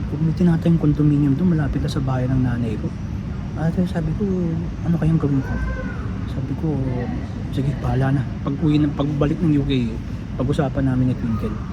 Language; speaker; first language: Filipino; native; Filipino